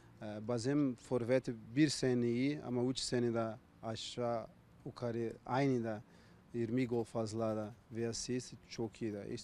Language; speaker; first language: Turkish; non-native, learner; Portuguese